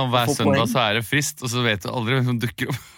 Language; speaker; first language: Norwegian; native; Norwegian